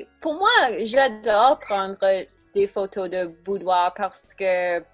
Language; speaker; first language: French; non-native, fluent; English